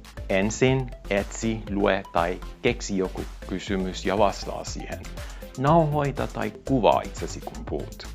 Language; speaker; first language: Finnish; non-native, fluent; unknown